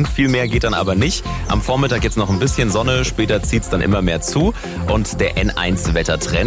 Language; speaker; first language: German; native; German